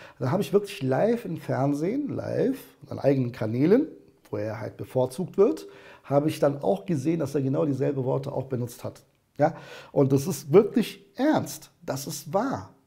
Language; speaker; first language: German; early bilingual, other home language; Turkish